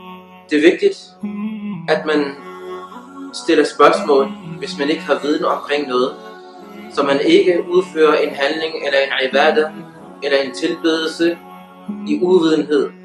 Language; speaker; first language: Danish; early bilingual, other home language; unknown